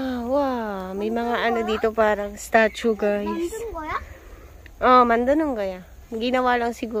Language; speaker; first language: Filipino; native; Filipino